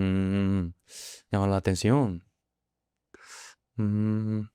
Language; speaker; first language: Spanish; non-native, learner; Korean